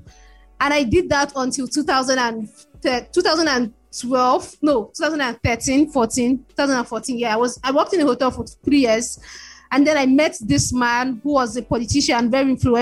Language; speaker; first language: English; non-native, local second language; Igbo